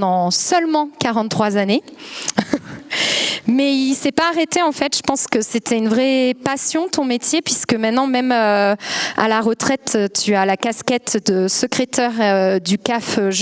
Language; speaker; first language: French; native; French